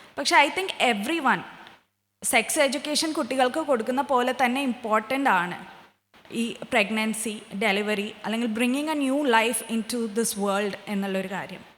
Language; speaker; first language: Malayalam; early bilingual, heritage; Malayalam